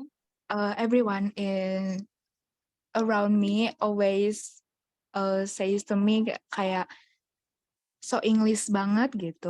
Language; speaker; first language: English; non-native, learner; Indonesian